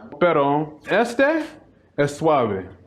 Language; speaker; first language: Spanish; non-native, learner; English